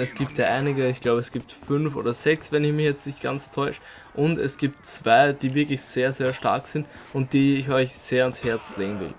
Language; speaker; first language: German; native; German